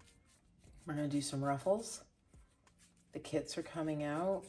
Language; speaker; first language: English; native; English